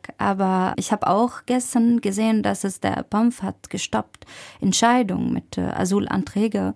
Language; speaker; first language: German; non-native, fluent; Arabic